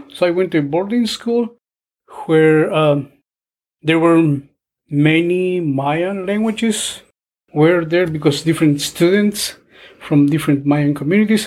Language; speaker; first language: English; non-native, fluent; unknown